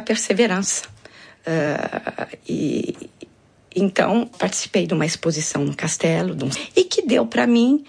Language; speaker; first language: Portuguese; non-native, fluent; French